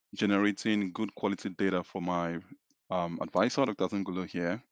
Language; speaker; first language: English; non-native, local second language; Yoruba